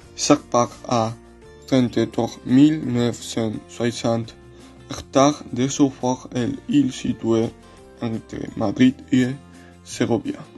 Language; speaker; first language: French; non-native, learner; Spanish